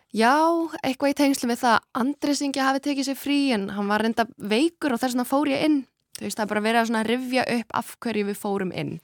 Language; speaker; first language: Icelandic; early bilingual, other home language; Kurdish